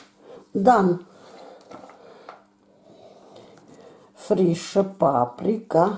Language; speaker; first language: German; non-native, fluent; Russian